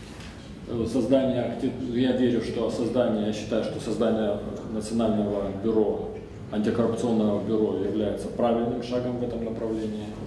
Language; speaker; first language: Russian; native; Russian